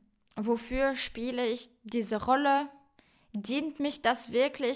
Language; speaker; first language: German; non-native, fluent; French